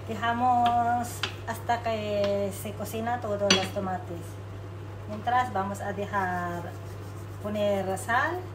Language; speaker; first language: Spanish; non-native, learner; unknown